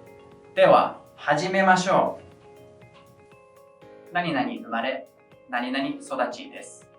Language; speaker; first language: Japanese; non-native, fluent; English